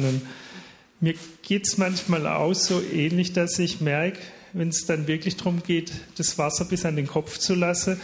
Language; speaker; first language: German; native; German